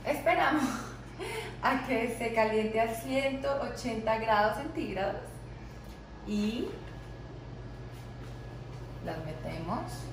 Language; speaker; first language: Spanish; native; Spanish